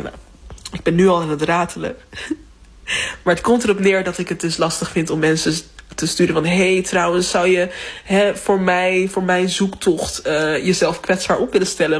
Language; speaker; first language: Dutch; native; Dutch